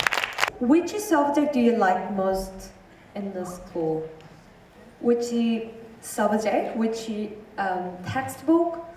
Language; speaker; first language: English; non-native, learner; Korean